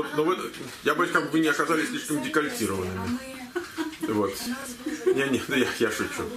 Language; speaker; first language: Russian; native; Russian